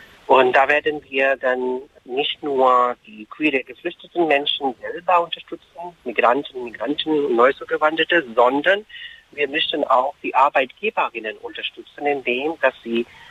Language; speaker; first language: German; non-native, fluent; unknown